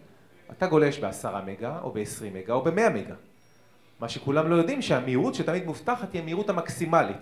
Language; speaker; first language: Hebrew; native; Hebrew